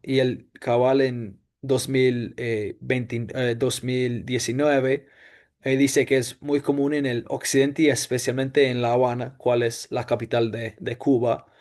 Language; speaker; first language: Spanish; non-native, fluent; English